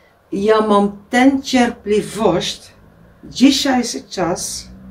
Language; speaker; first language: Polish; non-native, learner; Dutch